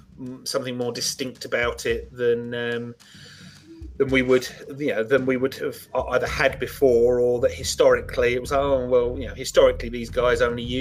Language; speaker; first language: English; native; English